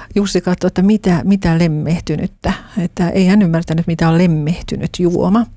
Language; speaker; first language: Finnish; native; Finnish